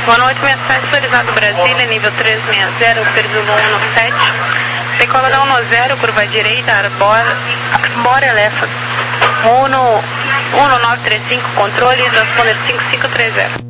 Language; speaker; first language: Portuguese; native; Portuguese